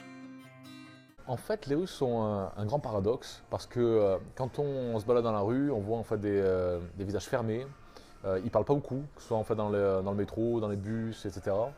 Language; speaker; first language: French; native; French